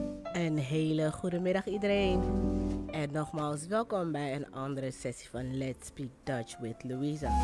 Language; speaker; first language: Dutch; non-native, fluent; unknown